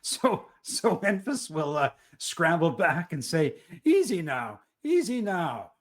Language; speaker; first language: English; native; English